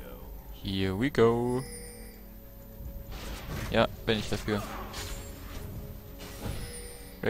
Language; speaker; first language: German; native; German